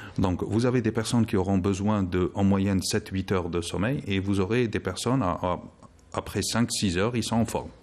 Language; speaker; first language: French; non-native, local second language; Arabic